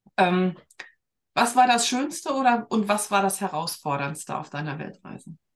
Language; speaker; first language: German; native; German